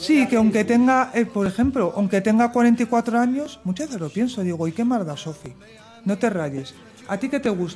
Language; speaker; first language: Spanish; native; Spanish